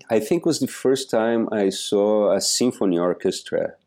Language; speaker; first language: English; non-native, fluent; Portuguese